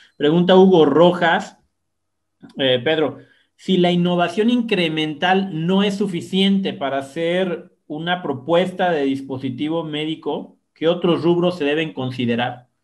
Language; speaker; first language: Spanish; native; Spanish